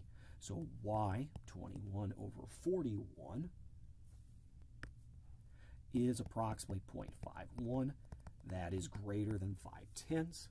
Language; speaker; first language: English; native; English